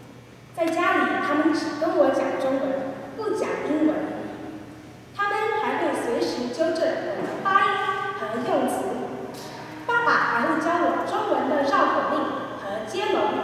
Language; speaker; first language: Chinese; early bilingual, heritage; Chinese